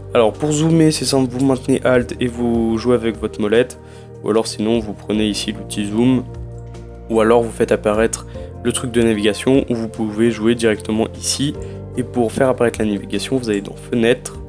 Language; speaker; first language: French; native; French